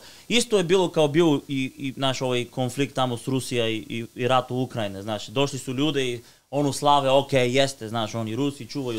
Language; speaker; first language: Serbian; non-native, learner; Bulgarian